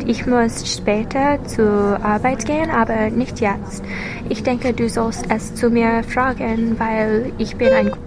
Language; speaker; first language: German; non-native, learner; English